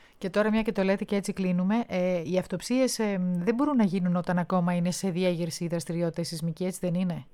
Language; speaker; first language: Greek; native; Greek